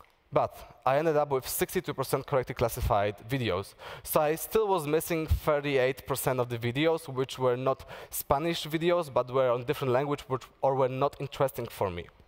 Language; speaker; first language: English; non-native, fluent; Polish